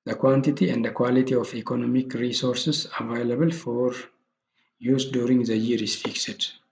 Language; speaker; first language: English; non-native, local second language; Amharic